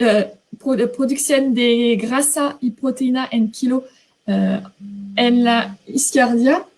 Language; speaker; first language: Spanish; non-native, fluent; French